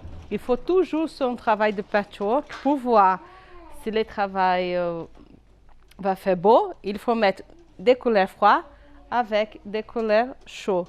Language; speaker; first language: French; non-native, fluent; Portuguese